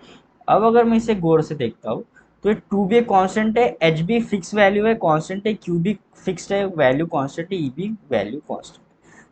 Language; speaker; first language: Hindi; native; Hindi